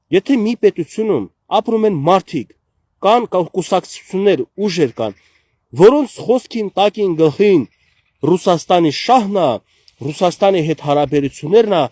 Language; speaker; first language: Armenian; native; Armenian